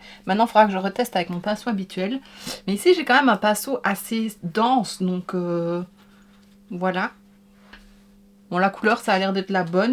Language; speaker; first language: French; native; French